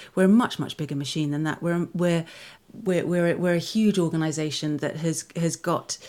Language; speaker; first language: English; native; English